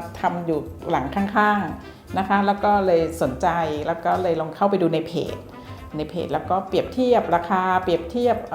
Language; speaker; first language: Thai; native; Thai